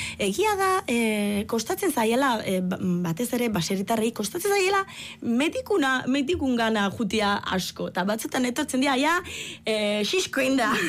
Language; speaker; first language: Basque; non-native, fluent; Italian